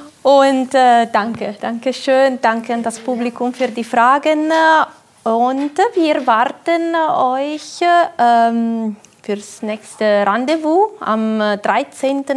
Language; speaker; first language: German; non-native, fluent; French